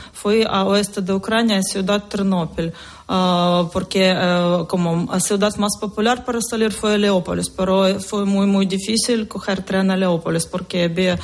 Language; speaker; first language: Spanish; non-native, learner; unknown